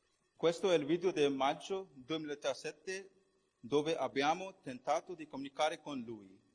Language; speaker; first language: Italian; non-native, fluent; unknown